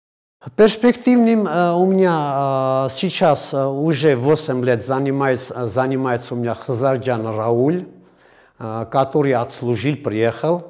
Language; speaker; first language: Russian; non-native, fluent; Armenian